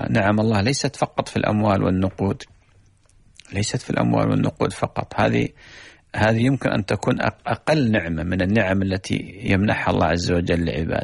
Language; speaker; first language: Arabic; native; Arabic